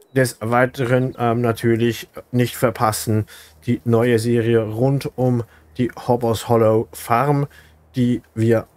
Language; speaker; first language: German; native; German